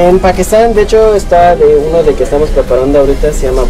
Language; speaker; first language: Spanish; non-native, fluent; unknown